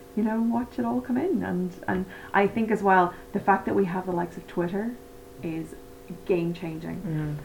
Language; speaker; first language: English; native; English